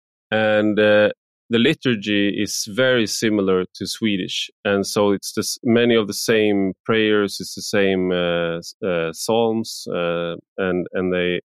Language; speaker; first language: English; non-native, fluent; Swedish